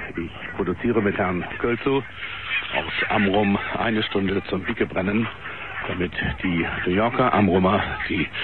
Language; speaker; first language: German; native; German